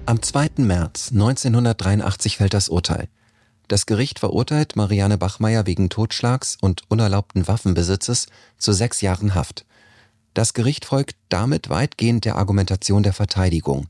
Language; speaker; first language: German; native; German